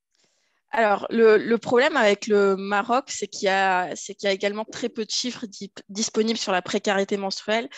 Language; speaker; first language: French; native; French